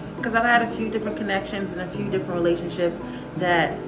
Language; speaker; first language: English; native; English